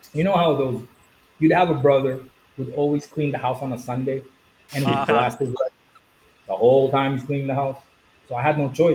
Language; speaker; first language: English; non-native, local second language; Filipino